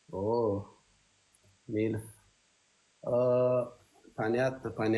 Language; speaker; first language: Russian; non-native, learner; Turkmen